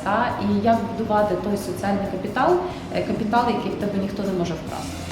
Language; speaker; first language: Ukrainian; native; Ukrainian